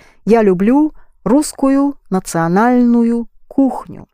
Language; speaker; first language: Russian; native; Russian